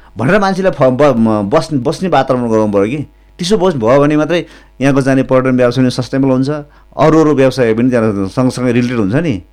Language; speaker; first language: Nepali; native; Nepali